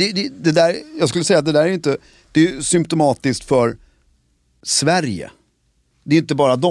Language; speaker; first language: Swedish; native; Swedish